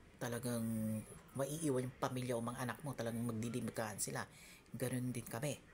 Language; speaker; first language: Filipino; non-native, local second language; Cebuano